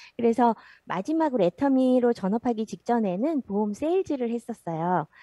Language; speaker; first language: Korean; native; Korean